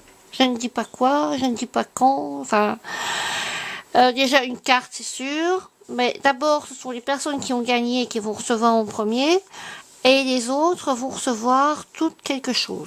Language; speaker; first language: French; native; French